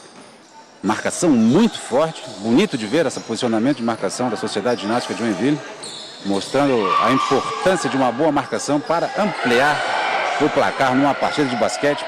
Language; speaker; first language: Portuguese; native; Portuguese